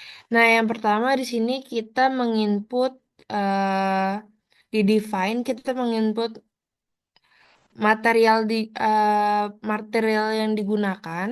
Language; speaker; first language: Indonesian; native; Indonesian